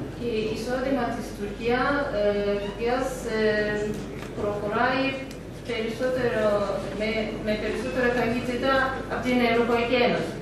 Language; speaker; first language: Greek; non-native, learner; Turkish